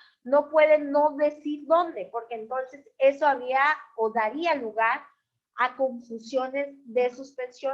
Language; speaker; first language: Spanish; native; Spanish